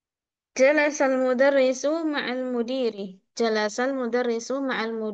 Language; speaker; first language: Arabic; non-native, fluent; Indonesian